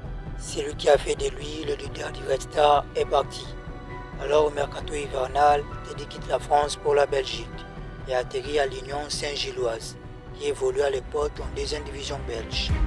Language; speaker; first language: French; native; French